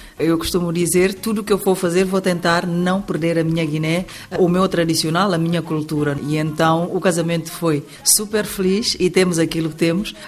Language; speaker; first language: Portuguese; non-native, local second language; Upper Guinea Crioulo